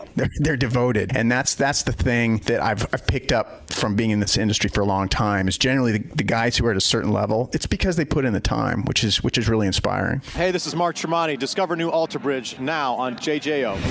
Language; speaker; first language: English; native; English